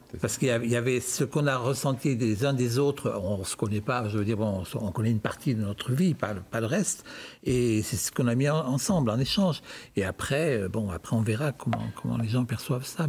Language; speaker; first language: French; native; French